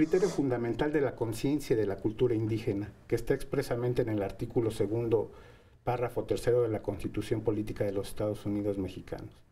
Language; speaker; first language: Spanish; native; Spanish